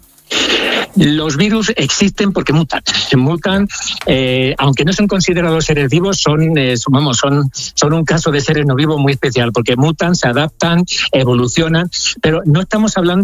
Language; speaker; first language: Spanish; native; Spanish